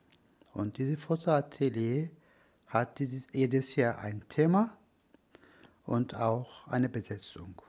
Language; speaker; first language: German; non-native, learner; Turkish